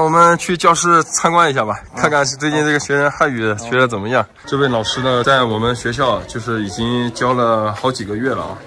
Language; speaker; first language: Chinese; native; Chinese